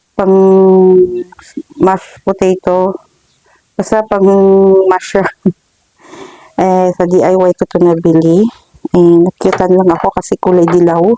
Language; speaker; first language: Filipino; non-native, local second language; Hiligaynon